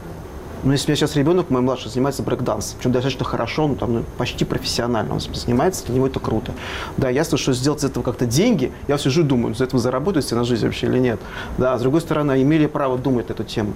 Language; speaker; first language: Russian; native; Russian